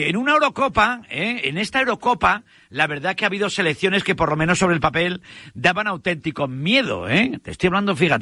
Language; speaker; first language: Spanish; native; Spanish